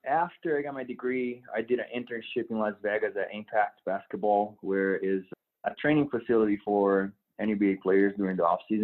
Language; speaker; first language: English; non-native, fluent; Portuguese